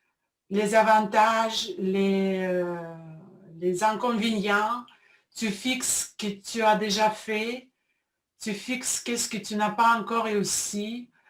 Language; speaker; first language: French; non-native, fluent; Russian